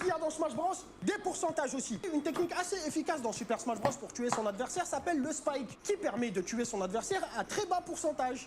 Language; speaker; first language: French; native; French